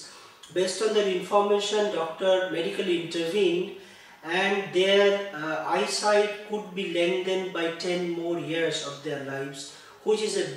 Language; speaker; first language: English; non-native, local second language; Bangla